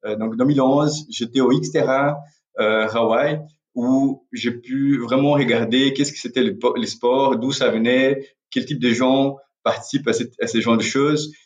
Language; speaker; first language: French; non-native, fluent; Portuguese